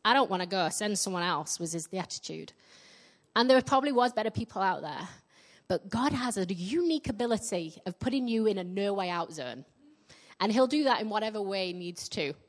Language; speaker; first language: English; native; English